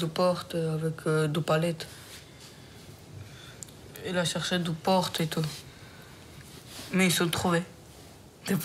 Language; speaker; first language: French; early bilingual, other home language; Romanian